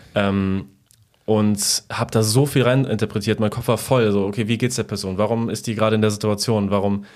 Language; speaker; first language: German; early bilingual, other home language; Polish